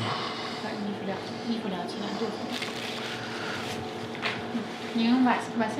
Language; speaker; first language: Chinese; native; Chinese